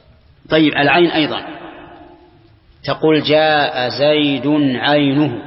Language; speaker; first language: Arabic; native; Arabic